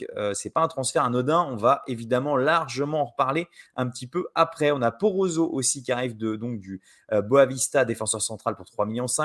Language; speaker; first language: French; native; French